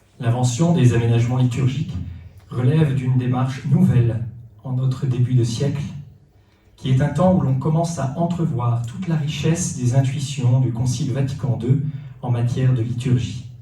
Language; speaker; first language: French; native; French